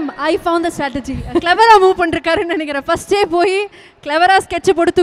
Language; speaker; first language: Tamil; native; Tamil